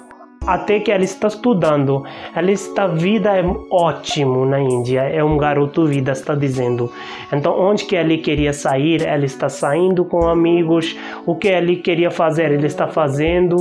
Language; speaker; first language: Portuguese; non-native, learner; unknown